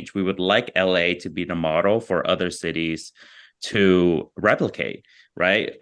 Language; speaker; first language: English; early bilingual, other home language; Vietnamese